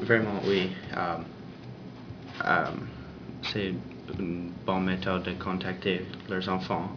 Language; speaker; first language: French; non-native, learner; English